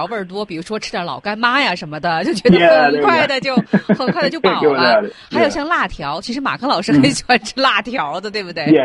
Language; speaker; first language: Chinese; native; Chinese